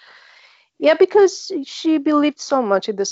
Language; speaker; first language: English; non-native, fluent; Greek